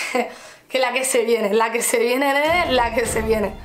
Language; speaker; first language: Spanish; native; Spanish